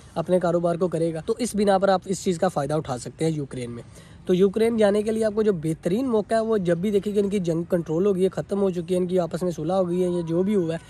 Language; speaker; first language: Urdu; non-native, local second language; Punjabi